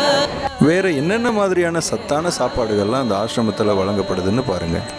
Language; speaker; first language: Tamil; native; Tamil